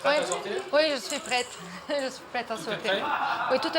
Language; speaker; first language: French; non-native, learner; Turkish